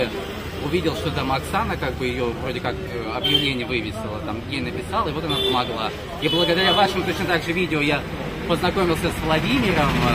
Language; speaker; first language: Russian; native; Russian